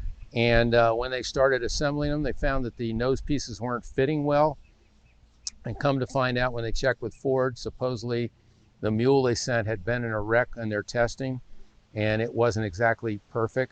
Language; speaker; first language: English; native; English